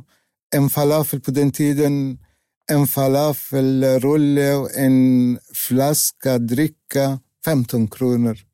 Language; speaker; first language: Swedish; non-native, learner; Arabic